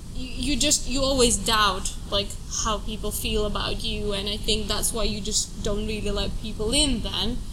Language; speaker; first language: English; non-native, fluent; Russian